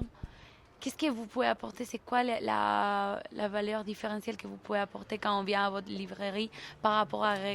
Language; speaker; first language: French; non-native, fluent; Spanish